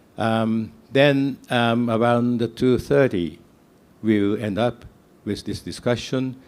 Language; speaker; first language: English; non-native, fluent; Japanese